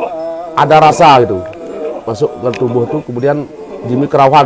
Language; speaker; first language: Indonesian; native; Indonesian